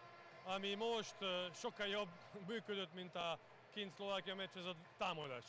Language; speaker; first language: Hungarian; non-native, learner; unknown